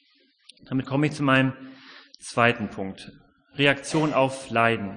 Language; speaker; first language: German; native; German